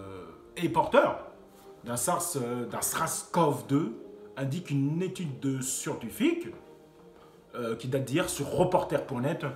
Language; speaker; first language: French; native; French